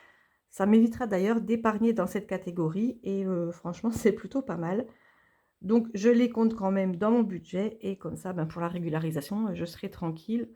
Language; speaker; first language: French; native; French